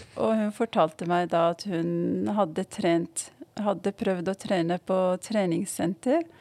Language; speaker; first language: Norwegian; non-native, fluent; Arabic